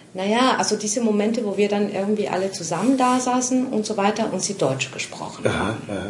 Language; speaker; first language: German; non-native, fluent; Spanish